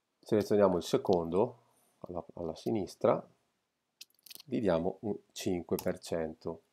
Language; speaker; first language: Italian; native; Italian